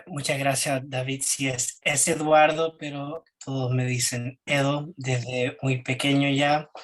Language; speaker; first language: Spanish; early bilingual, heritage; Spanish